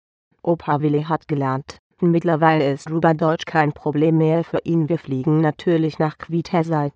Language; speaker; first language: German; native; German